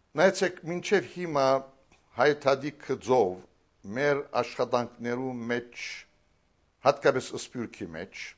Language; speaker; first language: Armenian; native; Armenian